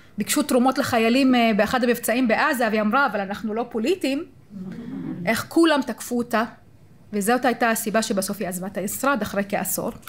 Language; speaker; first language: Hebrew; non-native, local second language; Arabic